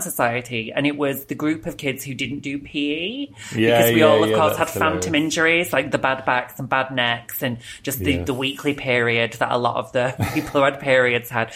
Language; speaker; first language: English; native; English